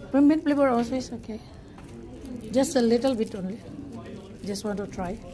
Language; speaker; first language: English; non-native, local second language; Filipino